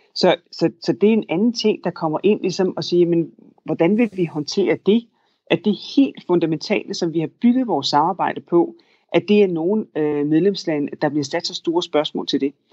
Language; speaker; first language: Danish; native; Danish